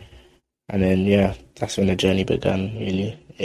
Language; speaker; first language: English; native; English